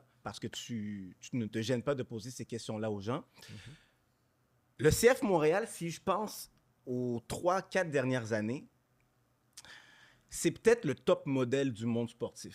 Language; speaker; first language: French; native; French